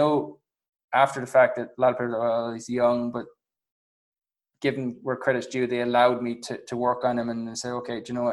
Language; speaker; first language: English; native; English